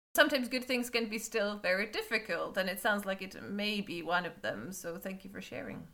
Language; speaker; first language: English; non-native, fluent; Polish